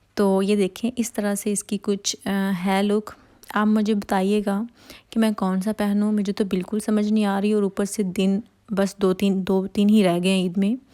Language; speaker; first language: Hindi; non-native, local second language; Punjabi